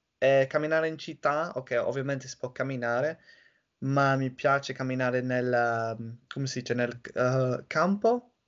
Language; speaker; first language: Italian; non-native, fluent; English